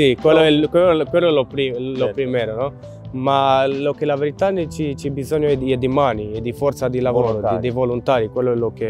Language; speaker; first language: Italian; non-native, learner; Romanian